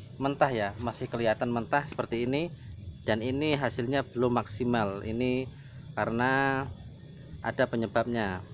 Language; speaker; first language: Indonesian; non-native, local second language; Javanese